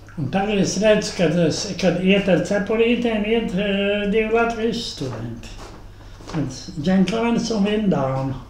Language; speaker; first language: Latvian; native; Latvian